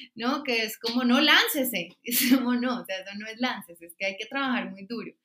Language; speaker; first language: Spanish; native; Spanish